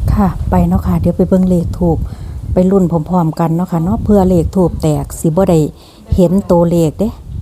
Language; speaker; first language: Thai; native; Thai